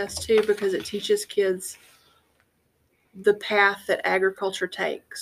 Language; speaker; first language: English; native; English